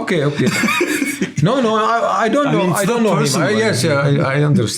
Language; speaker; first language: English; non-native, learner; Arabic